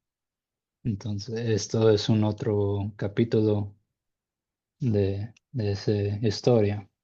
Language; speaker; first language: Spanish; non-native, learner; English